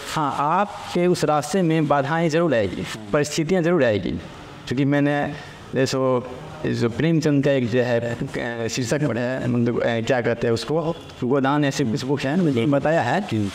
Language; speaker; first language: Hindi; native; Hindi